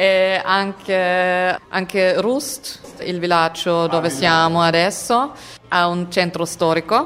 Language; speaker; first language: Italian; non-native, learner; German